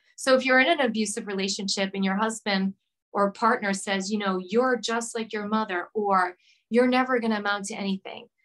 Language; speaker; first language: English; native; English